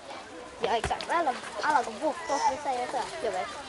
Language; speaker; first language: Swedish; early bilingual, other home language; Achinese